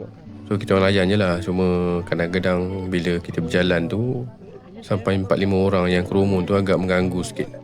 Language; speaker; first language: Malay; native; Malay